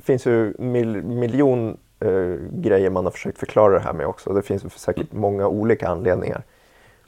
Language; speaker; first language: Swedish; native; Swedish